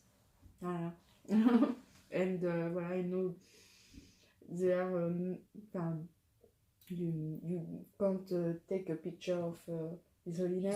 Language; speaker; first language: English; non-native, learner; French